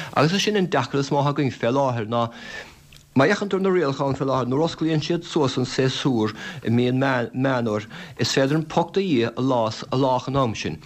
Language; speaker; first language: Irish; native; Irish